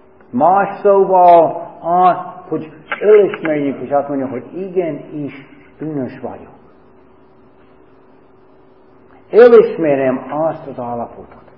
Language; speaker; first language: Hungarian; non-native, fluent; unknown